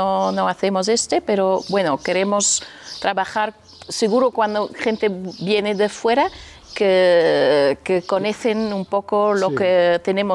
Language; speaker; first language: Spanish; non-native, learner; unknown